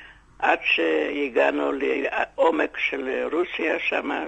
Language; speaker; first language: Hebrew; non-native, fluent; Yiddish